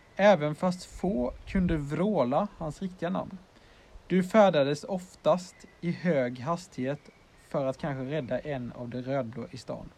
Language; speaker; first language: Swedish; native; Swedish